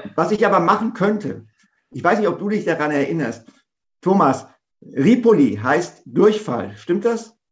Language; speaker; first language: German; native; German